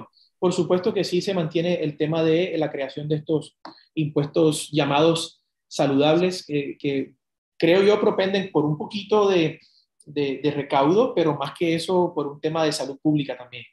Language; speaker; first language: Spanish; native; Spanish